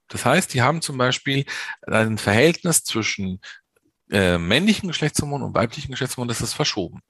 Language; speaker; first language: German; early bilingual, other home language; Italian